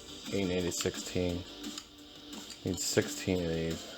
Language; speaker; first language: English; native; English